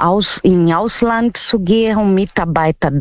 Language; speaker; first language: German; non-native, learner; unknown